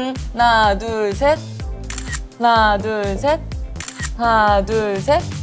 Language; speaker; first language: Korean; native; Korean